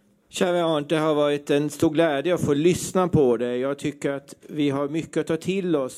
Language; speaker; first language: Swedish; native; Swedish